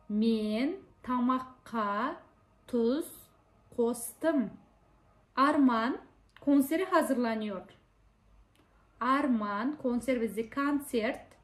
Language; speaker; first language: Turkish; non-native, fluent; Kazakh